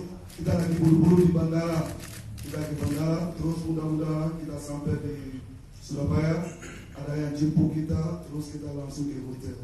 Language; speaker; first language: Indonesian; non-native, fluent; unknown